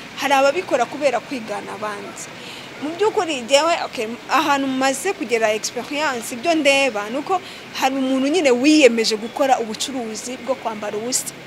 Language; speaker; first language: Kinyarwanda; early bilingual, heritage; Kinyarwanda